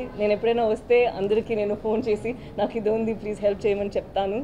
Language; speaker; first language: Telugu; non-native, learner; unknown